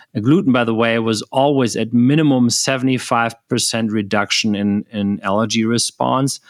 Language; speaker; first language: English; non-native, fluent; German